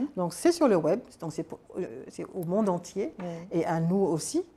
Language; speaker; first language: French; native; French